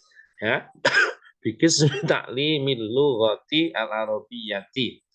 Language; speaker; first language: Arabic; non-native, fluent; Indonesian